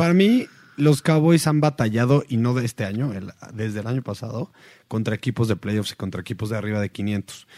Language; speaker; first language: Spanish; native; Spanish